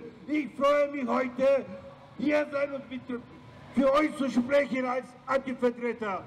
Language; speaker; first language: German; non-native, learner; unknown